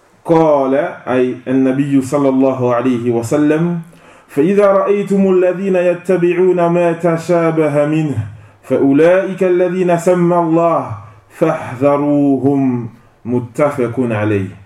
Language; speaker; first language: Arabic; non-native, fluent; French